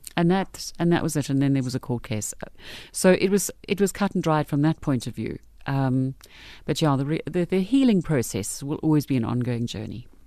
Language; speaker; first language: English; native; English